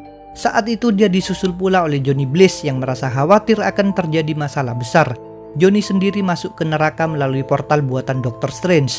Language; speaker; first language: Indonesian; native; Indonesian